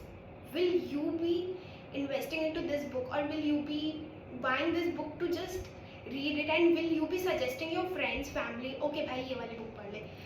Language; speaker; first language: English; non-native, local second language; Hindi